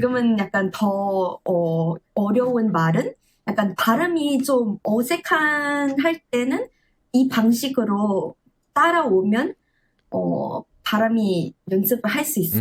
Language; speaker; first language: Korean; non-native, learner; English